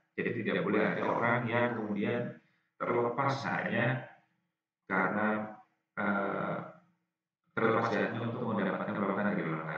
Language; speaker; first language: Indonesian; native; Indonesian